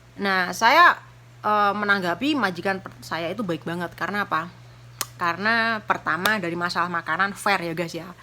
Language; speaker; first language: Indonesian; non-native, local second language; Javanese